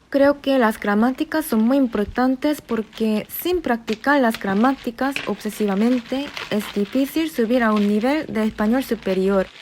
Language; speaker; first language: Spanish; non-native, fluent; Korean